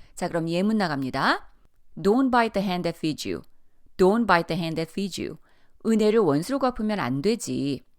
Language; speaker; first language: Korean; early bilingual, heritage; Korean